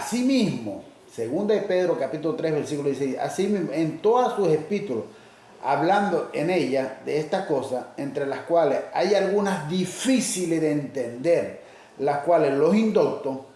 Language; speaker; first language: Spanish; native; Spanish